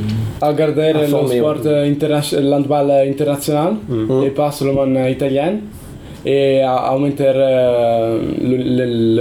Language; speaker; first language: French; non-native, learner; Italian